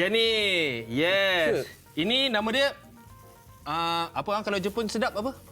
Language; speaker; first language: Malay; native; Malay